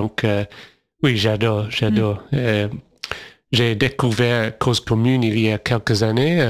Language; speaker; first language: French; non-native, fluent; English